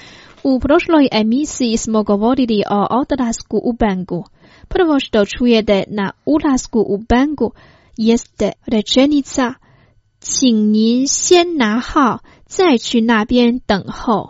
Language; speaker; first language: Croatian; non-native, fluent; Chinese